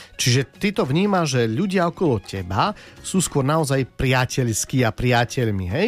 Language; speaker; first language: Slovak; native; Slovak